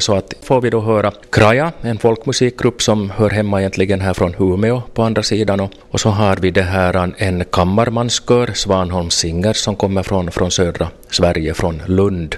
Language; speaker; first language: Swedish; native; Swedish